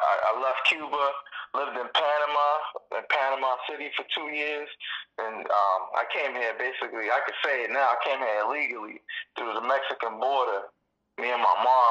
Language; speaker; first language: English; early bilingual, other home language; Spanish